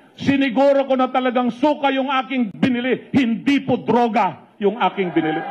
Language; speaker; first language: Filipino; non-native, local second language; Iloko